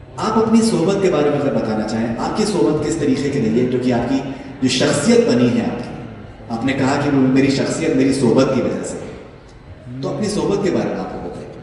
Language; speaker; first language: Urdu; native; Urdu